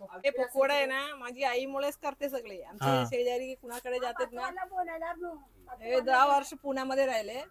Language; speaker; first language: Marathi; non-native, learner; Malayalam